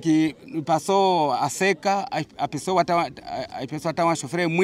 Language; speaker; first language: Portuguese; non-native, local second language; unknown